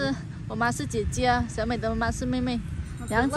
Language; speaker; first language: Chinese; non-native, fluent; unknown